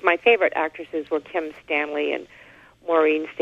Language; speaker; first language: English; native; English